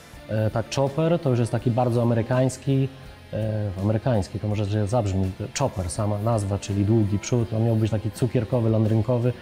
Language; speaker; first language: Polish; native; Polish